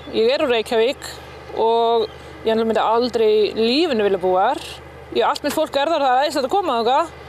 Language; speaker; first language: Icelandic; native; Icelandic